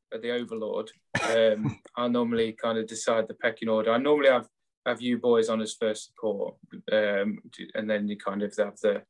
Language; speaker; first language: English; native; English